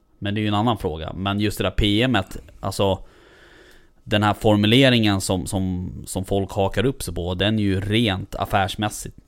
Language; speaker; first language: Swedish; native; Swedish